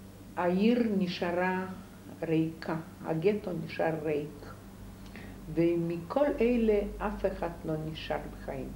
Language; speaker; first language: Hebrew; non-native, fluent; Polish